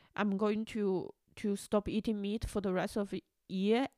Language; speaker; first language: English; non-native, fluent; Chinese